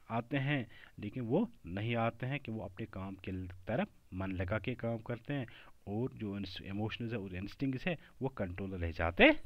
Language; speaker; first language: Hindi; non-native, local second language; Kashmiri